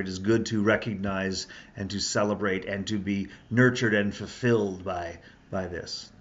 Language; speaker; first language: English; native; English